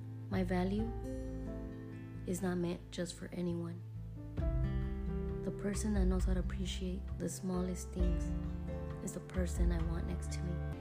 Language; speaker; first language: English; early bilingual, other home language; Spanish